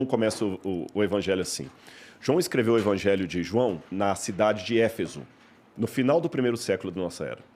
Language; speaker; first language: Portuguese; native; Portuguese